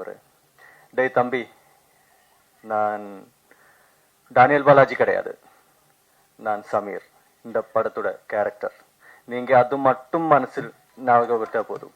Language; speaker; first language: Tamil; non-native, learner; Malayalam